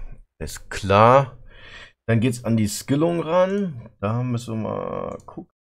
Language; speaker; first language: German; native; German